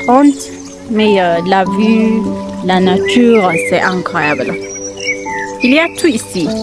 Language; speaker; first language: French; non-native, learner; Amharic